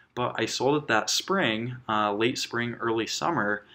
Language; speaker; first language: English; native; English